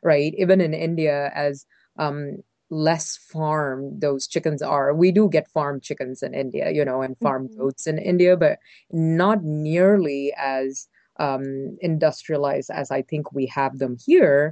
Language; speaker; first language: English; non-native, local second language; Tamil